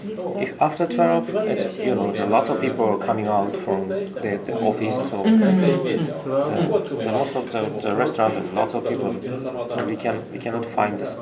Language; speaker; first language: English; non-native, learner; Japanese